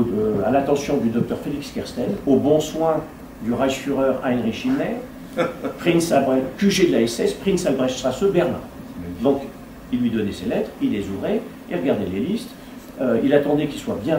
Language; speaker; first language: French; native; French